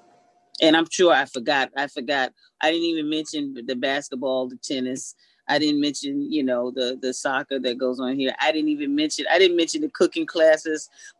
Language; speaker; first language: English; native; English